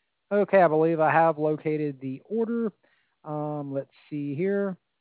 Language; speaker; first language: English; native; English